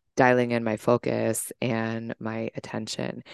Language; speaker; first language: English; native; English